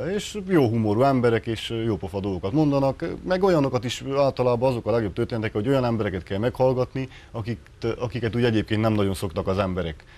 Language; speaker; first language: Hungarian; native; Hungarian